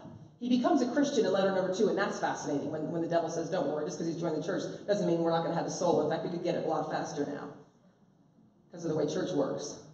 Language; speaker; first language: English; native; English